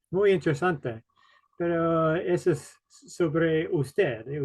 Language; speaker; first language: Spanish; non-native, learner; English